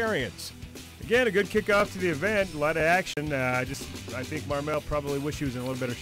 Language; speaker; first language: English; native; English